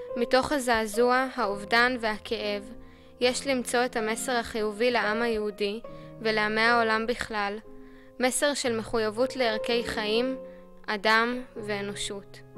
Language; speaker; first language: Hebrew; native; Hebrew